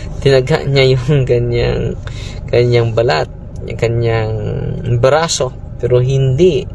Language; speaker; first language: Filipino; non-native, local second language; Cebuano